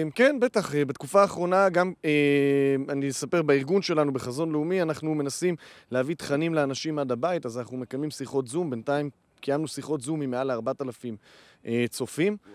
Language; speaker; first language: Hebrew; native; Hebrew